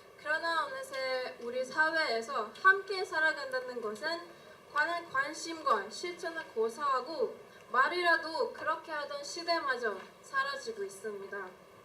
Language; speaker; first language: Korean; non-native, fluent; Malay